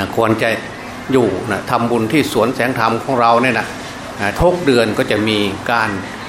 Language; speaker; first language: Thai; non-native, local second language; Northeastern Thai